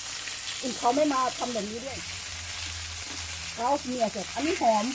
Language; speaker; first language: German; non-native, learner; Thai